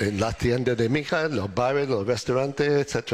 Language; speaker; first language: Spanish; non-native, learner; English